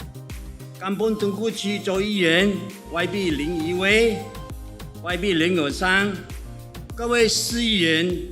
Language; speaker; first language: Chinese; native; Chinese